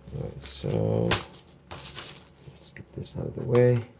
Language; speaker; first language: English; native; English